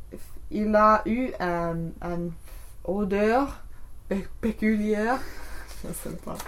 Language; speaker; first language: French; non-native, learner; English